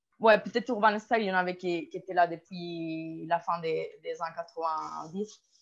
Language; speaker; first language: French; non-native, fluent; Spanish